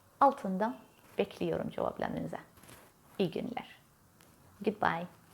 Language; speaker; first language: Turkish; non-native, learner; Arabic